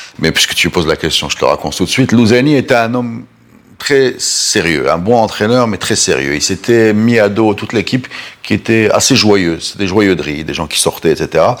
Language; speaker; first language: French; non-native, local second language; Arabic